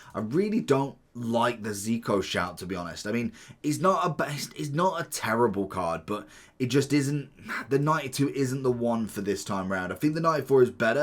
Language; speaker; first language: English; native; English